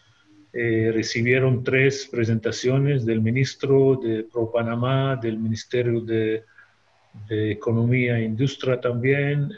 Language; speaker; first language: Spanish; non-native, fluent; Hebrew